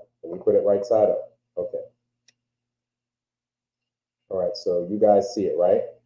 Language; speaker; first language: English; native; English